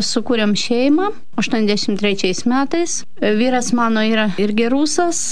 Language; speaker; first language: Lithuanian; non-native, fluent; Russian